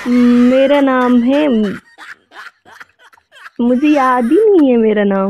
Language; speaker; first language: Hindi; non-native, local second language; Kashmiri